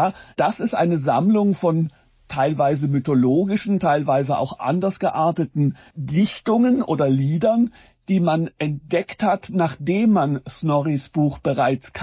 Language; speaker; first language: German; native; German